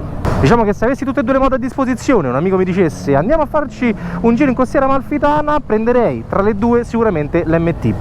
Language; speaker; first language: Italian; native; Italian